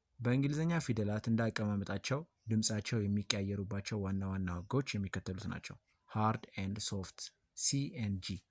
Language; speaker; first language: Amharic; native; Amharic